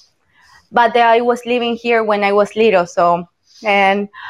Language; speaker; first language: English; non-native, fluent; Spanish